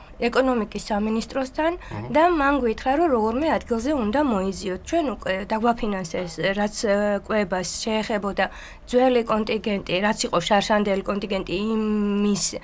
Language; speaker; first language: Georgian; native; Georgian